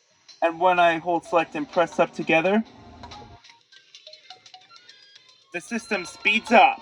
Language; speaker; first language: English; native; English